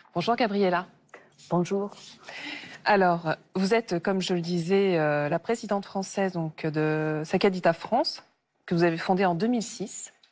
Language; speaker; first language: French; native; French